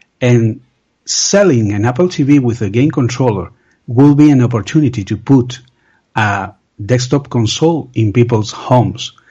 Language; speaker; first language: English; non-native, learner; Spanish